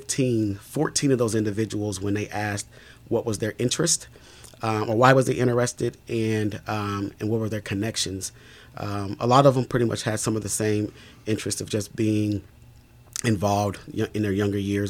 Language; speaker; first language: English; native; English